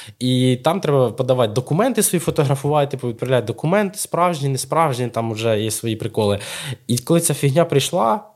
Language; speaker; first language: Ukrainian; non-native, local second language; Russian